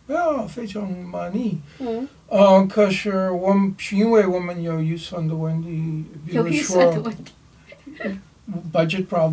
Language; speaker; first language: Chinese; non-native, learner; English